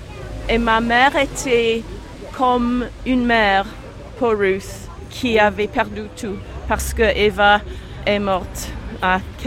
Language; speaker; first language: French; non-native, learner; English